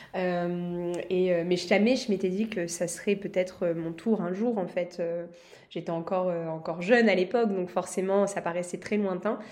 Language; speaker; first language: French; native; French